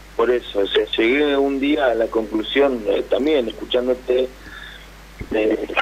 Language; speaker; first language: Spanish; native; Spanish